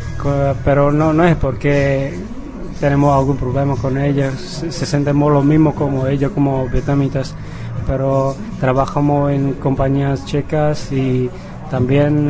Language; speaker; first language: Spanish; non-native, fluent; Vietnamese